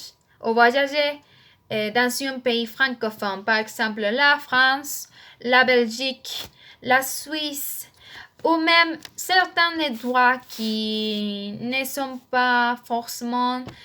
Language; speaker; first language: French; non-native, learner; Spanish